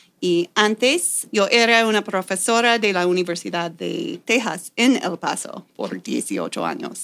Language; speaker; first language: Spanish; non-native, fluent; English